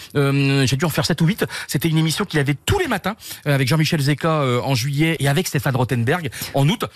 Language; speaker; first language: French; native; French